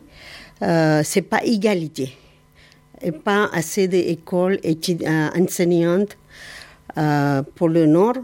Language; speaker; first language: French; non-native, learner; Tamil